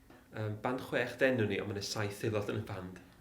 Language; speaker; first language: Welsh; native; Welsh